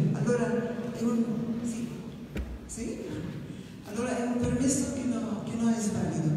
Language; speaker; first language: Italian; non-native, fluent; Arabic